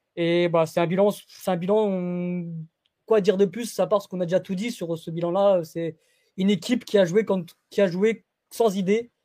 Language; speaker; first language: French; early bilingual, other home language; Portuguese